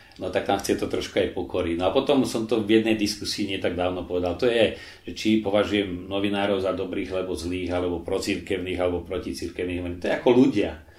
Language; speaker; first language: Slovak; native; Slovak